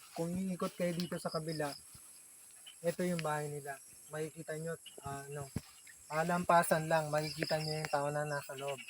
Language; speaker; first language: Filipino; native; Filipino